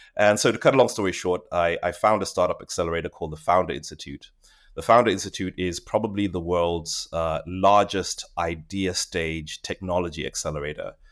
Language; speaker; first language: English; non-native, local second language; Shona